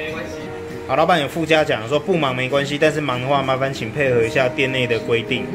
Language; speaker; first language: Chinese; native; Chinese